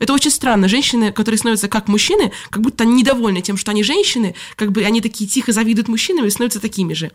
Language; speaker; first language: Russian; native; Russian